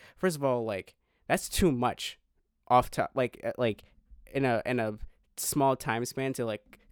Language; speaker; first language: English; native; English